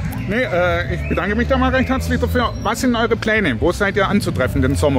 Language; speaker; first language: German; native; German